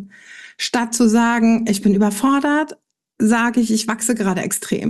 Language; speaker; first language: German; native; German